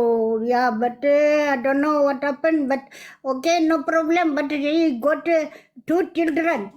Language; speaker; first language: English; non-native, learner; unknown